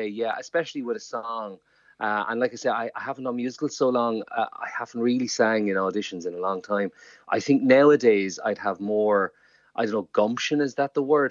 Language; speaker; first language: English; native; English